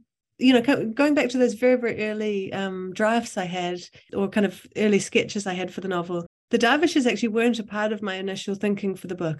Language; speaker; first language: English; native; English